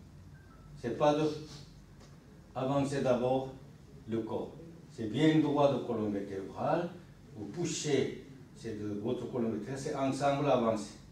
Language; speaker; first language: French; non-native, learner; Korean